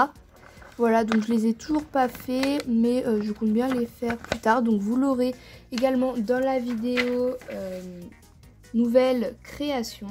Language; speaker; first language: French; native; French